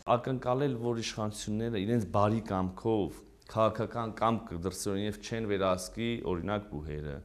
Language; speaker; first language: Armenian; native; Armenian